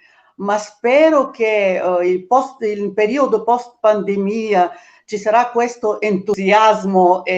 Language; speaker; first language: Italian; non-native, fluent; Bulgarian